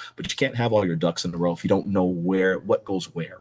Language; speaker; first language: English; native; English